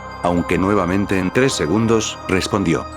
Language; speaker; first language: Spanish; native; Spanish